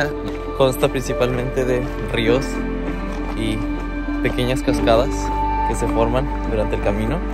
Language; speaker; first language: Spanish; native; Spanish